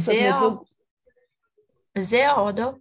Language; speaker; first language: German; non-native, learner; Romanian